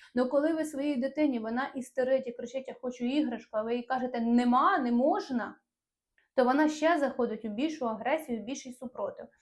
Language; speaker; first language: Ukrainian; non-native, local second language; Russian